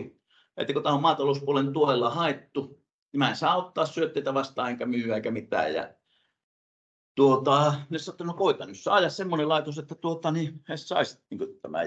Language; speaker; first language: Finnish; native; Finnish